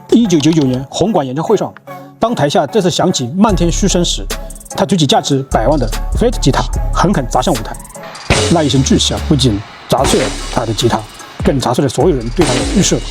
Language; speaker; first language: Chinese; native; Chinese